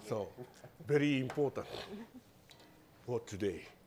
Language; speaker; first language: English; non-native, learner; Japanese